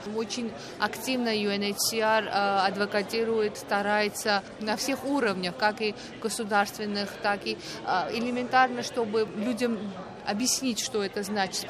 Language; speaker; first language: Russian; non-native, fluent; Georgian